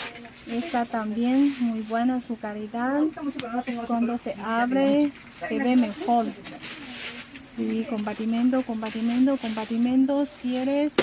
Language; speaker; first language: Spanish; non-native, learner; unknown